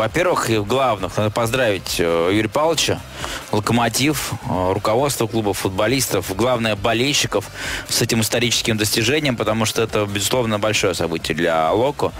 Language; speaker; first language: Russian; native; Russian